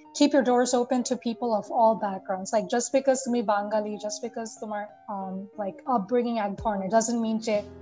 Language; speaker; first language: English; non-native, local second language; Bangla